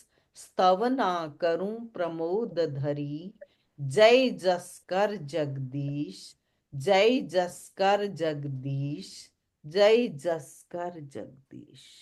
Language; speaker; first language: Hindi; native; Hindi